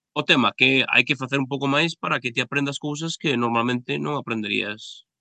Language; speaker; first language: Galician; native; Galician